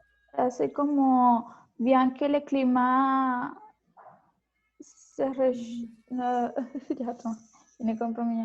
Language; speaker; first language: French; non-native, learner; Spanish